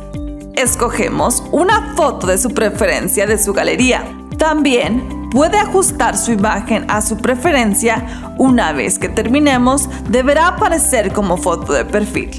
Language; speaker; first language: Spanish; native; Spanish